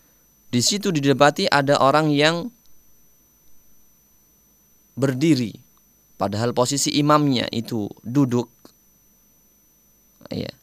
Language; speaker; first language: Indonesian; native; Indonesian